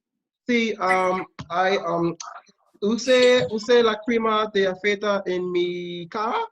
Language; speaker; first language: Spanish; non-native, learner; English